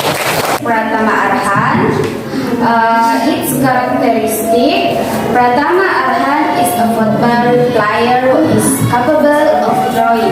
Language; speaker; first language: English; non-native, learner; Indonesian